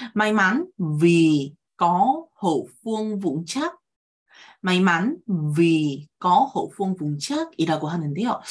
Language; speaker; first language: Vietnamese; non-native, fluent; Korean